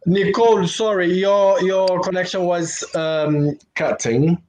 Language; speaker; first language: English; non-native, fluent; Portuguese